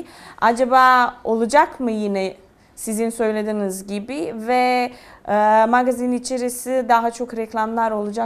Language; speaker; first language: Turkish; non-native, fluent; Serbian